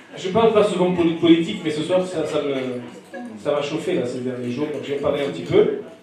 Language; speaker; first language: French; non-native, fluent; Portuguese